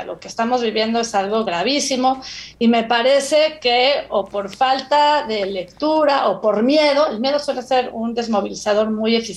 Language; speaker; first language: Spanish; native; Spanish